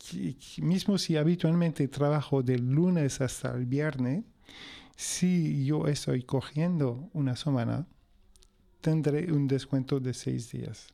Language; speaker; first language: Spanish; non-native, fluent; French